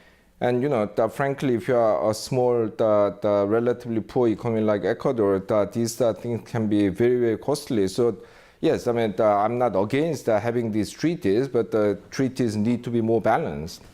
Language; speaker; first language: English; non-native, fluent; Korean